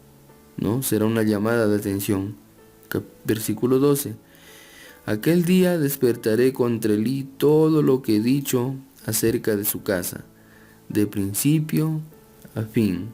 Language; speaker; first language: Spanish; native; Spanish